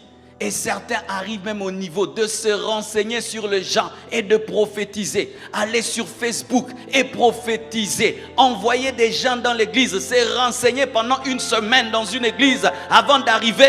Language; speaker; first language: French; non-native, local second language; Lingala